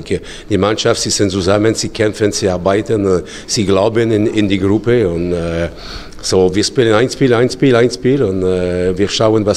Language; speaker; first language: German; non-native, learner; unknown